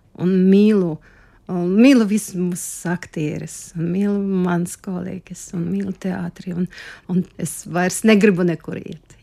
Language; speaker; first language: Latvian; non-native, local second language; Russian